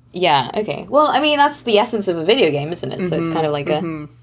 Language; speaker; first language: English; non-native, fluent; German